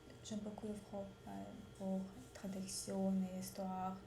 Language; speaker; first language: French; non-native, learner; Russian